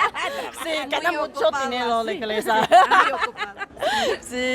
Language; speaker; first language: Spanish; non-native, learner; Chinese